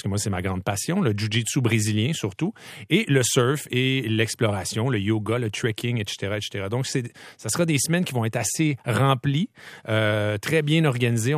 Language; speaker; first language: French; native; French